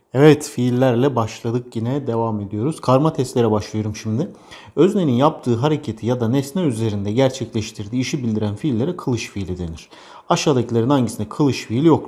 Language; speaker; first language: Turkish; native; Turkish